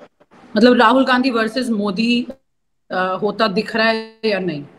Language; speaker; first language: Hindi; native; Hindi